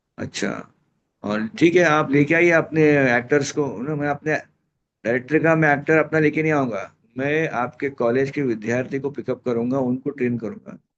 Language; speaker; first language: Hindi; non-native, local second language; Marathi